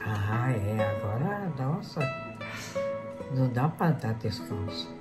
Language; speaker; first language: Portuguese; non-native, local second language; Japanese